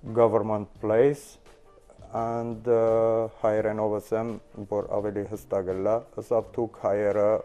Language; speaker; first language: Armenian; early bilingual, heritage; Armenian